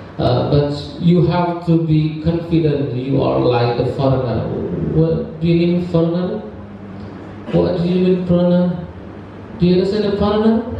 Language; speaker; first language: English; non-native, learner; Indonesian